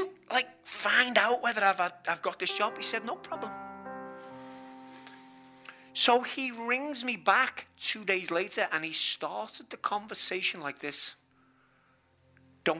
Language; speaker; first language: English; native; English